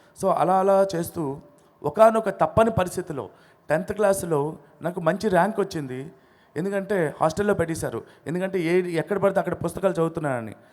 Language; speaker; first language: Telugu; non-native, local second language; Odia